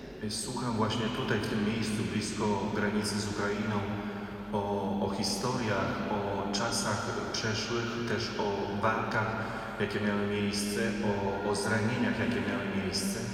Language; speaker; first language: Polish; native; Polish